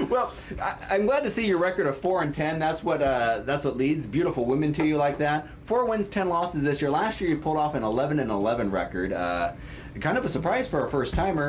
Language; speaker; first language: English; native; English